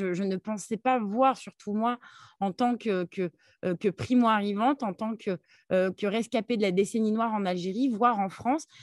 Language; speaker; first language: French; early bilingual, other home language; Arabic